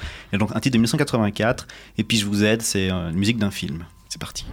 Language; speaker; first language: French; native; French